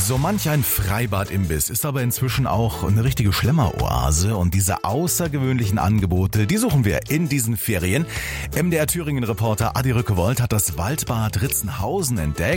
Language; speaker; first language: German; native; German